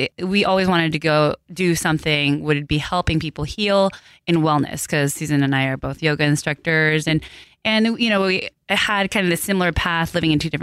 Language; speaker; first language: English; early bilingual, other home language; Korean